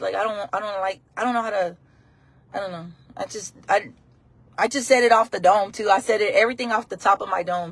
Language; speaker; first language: English; early bilingual, other home language; Spanish